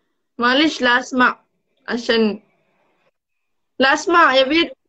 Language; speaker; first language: Arabic; non-native, learner; Malay